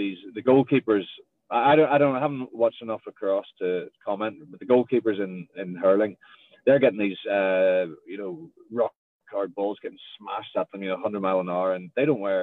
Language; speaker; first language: English; native; English